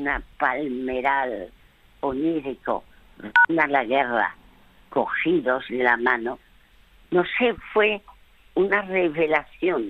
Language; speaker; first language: Spanish; early bilingual, other home language; French